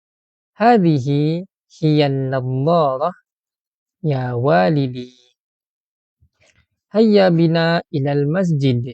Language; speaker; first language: Arabic; non-native, fluent; Malay